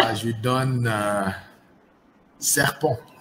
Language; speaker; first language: French; non-native, fluent; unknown